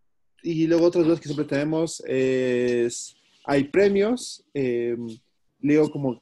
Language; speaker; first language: Spanish; native; Spanish